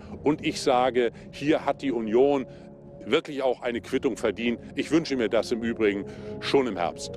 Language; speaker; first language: German; native; German